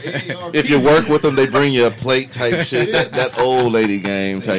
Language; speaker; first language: English; native; English